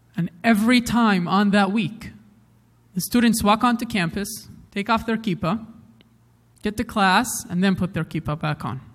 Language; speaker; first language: English; non-native, fluent; Arabic